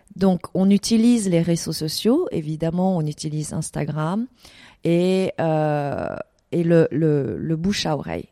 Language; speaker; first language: French; early bilingual, other home language; Vietnamese